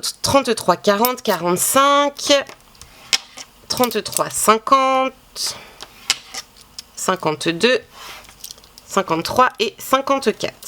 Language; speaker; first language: French; native; French